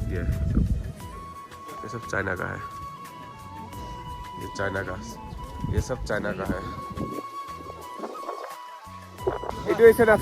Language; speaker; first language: Hindi; non-native, local second language; Assamese